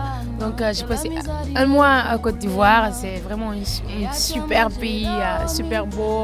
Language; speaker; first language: French; non-native, fluent; Kabuverdianu